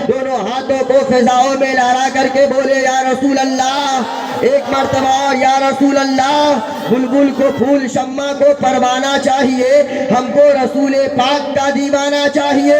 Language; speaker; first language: Hindi; native; Hindi